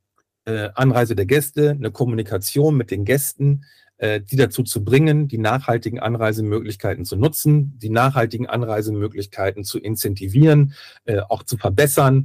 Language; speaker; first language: German; native; German